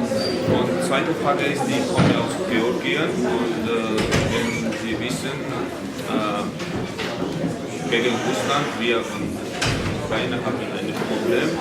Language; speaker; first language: German; non-native, learner; Georgian